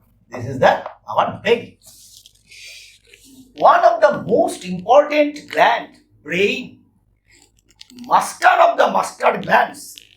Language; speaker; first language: English; non-native, local second language; Bangla